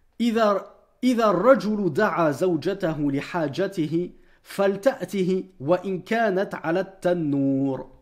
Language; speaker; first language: Arabic; non-native, fluent; French